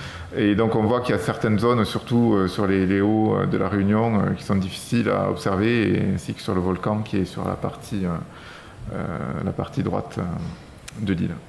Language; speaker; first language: French; native; French